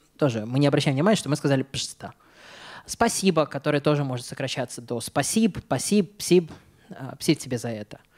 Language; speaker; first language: Russian; native; Russian